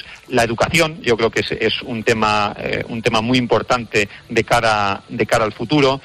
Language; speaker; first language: Spanish; native; Spanish